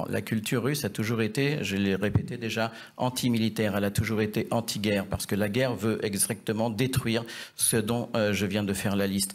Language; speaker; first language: French; native; French